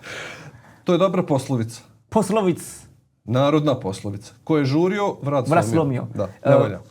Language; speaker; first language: Bosnian; native; Bosnian